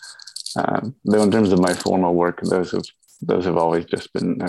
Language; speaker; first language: English; native; English